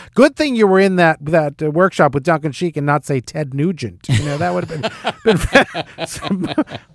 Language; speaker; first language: English; native; English